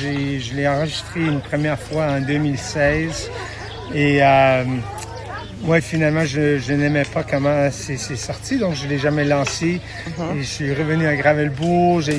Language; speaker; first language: French; non-native, local second language; English